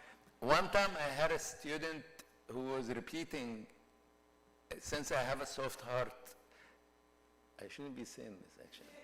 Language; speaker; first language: English; non-native, fluent; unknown